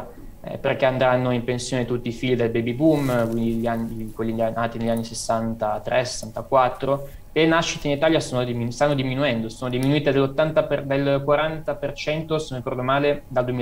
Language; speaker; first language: Italian; native; Italian